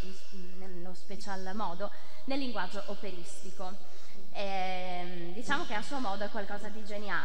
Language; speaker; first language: Italian; native; Italian